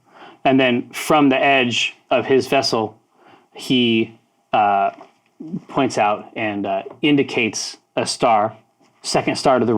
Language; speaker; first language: English; native; English